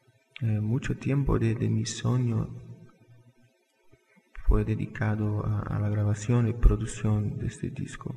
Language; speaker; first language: Spanish; non-native, fluent; Portuguese